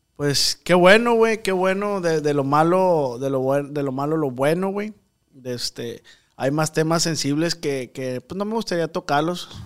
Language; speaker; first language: Spanish; native; Spanish